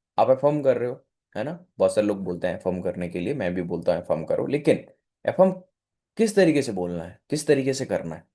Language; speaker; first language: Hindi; non-native, local second language; Odia